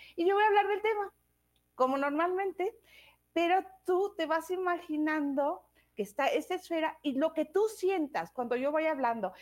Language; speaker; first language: Spanish; native; Spanish